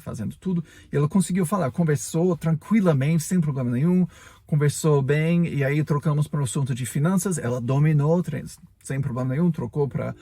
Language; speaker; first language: Portuguese; non-native, fluent; English